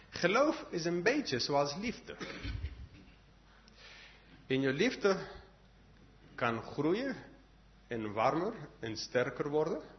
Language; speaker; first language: Dutch; non-native, fluent; English